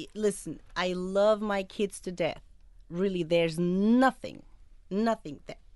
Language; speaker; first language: English; non-native, fluent; Arabic